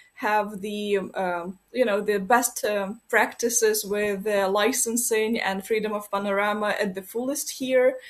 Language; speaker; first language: English; non-native, fluent; Ukrainian